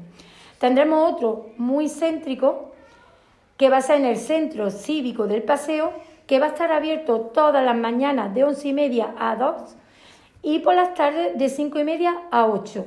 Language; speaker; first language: Spanish; native; Spanish